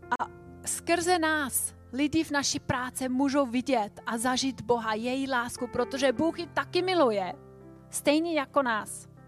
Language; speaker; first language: Czech; non-native, fluent; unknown